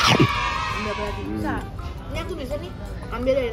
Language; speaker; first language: Indonesian; native; Indonesian